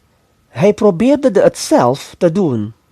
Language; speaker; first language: Dutch; non-native, fluent; Indonesian